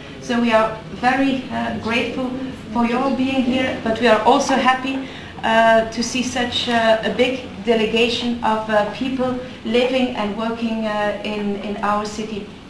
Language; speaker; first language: English; non-native, fluent; Dutch